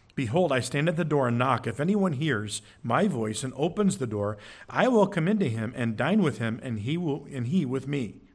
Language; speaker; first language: English; native; English